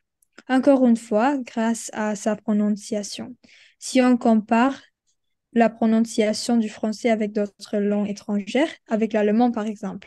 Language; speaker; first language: French; non-native, learner; Indonesian